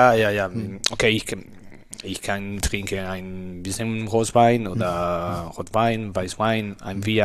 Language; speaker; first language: German; non-native, learner; Spanish